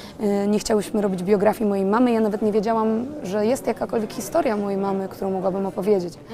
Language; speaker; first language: Polish; native; Polish